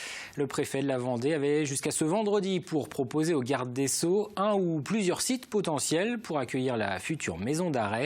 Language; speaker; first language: French; native; French